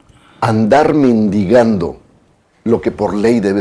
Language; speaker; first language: Spanish; native; Spanish